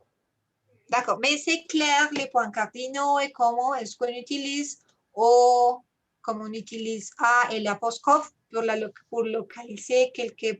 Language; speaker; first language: French; non-native, fluent; Spanish